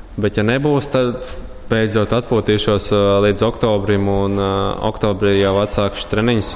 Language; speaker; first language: Latvian; native; Latvian